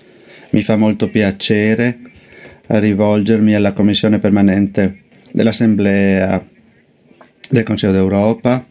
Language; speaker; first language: Italian; native; Italian